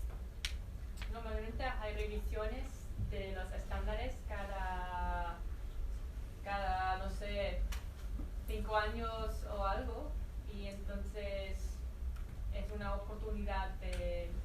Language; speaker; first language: Spanish; non-native, fluent; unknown